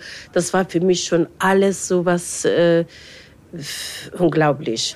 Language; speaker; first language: German; non-native, fluent; Arabic